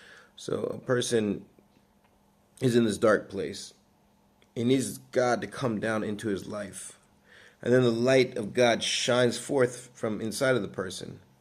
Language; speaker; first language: English; native; English